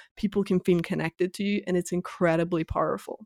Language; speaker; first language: English; native; English